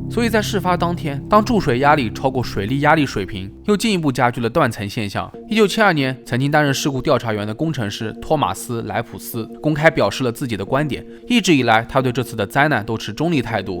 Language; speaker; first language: Chinese; native; Chinese